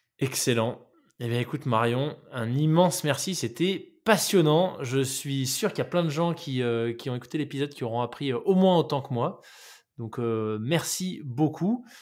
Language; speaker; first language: French; native; French